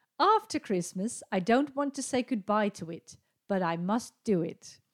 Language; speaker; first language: English; non-native, fluent; Dutch